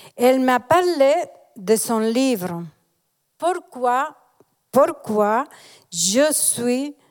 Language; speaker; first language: French; non-native, fluent; Spanish